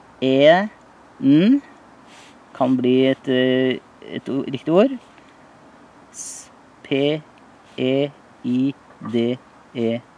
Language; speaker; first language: Norwegian; native; Norwegian